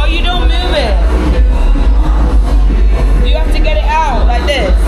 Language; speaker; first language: English; non-native, learner; Turkish